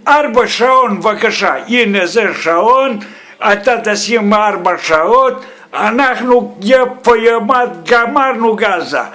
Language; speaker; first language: Hebrew; non-native, learner; Russian